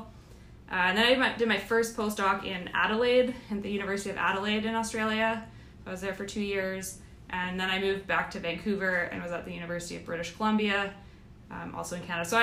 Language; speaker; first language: English; native; English